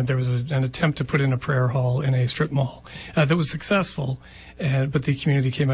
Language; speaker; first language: English; native; English